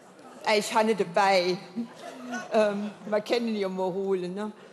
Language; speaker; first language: German; native; German